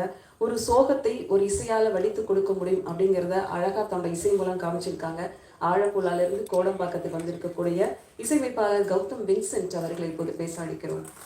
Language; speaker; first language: Tamil; native; Tamil